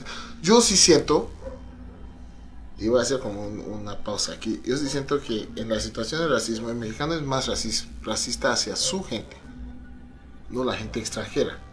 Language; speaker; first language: Spanish; non-native, fluent; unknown